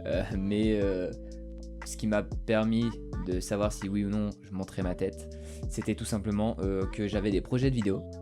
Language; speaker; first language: French; native; French